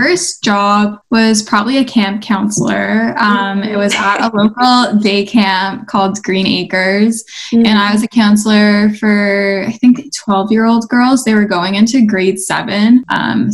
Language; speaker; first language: English; native; English